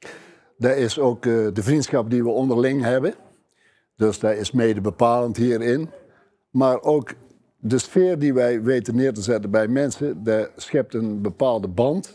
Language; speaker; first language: Dutch; native; Dutch